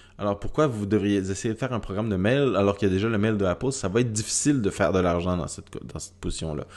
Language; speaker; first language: French; native; French